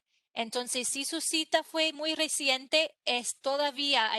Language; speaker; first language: Spanish; non-native, fluent; English